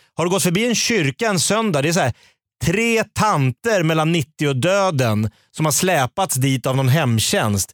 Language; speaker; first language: Swedish; native; Swedish